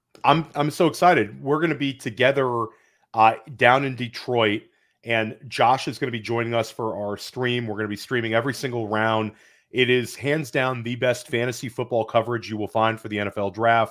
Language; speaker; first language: English; native; English